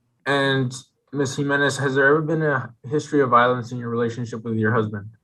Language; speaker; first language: English; native; English